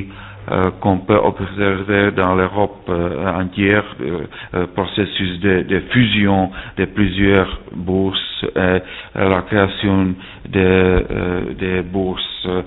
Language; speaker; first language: French; non-native, fluent; Czech